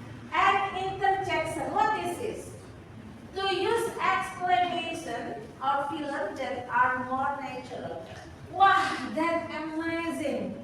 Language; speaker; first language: English; non-native, fluent; Indonesian